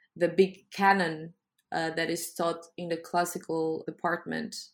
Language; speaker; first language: English; non-native, fluent; Portuguese